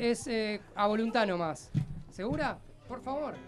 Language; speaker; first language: Spanish; native; Spanish